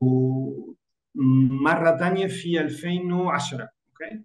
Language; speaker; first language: Arabic; non-native, learner; Spanish